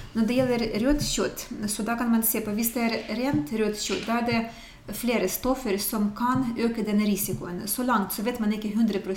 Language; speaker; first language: Norwegian; non-native, fluent; Ukrainian